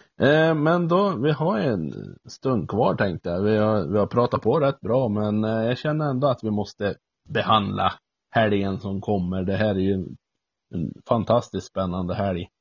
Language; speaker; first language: Swedish; native; Swedish